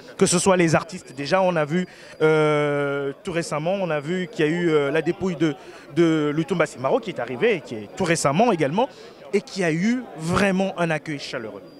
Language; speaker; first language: French; non-native, local second language; Lingala